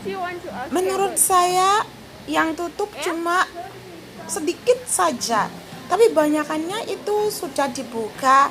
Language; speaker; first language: Indonesian; non-native, learner; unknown